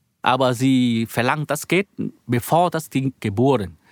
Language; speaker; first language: German; non-native, learner; Vietnamese